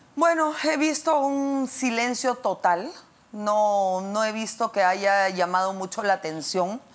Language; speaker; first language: Spanish; native; Spanish